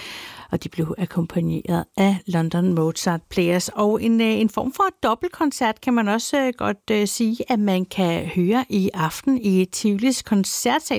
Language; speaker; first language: Danish; native; Danish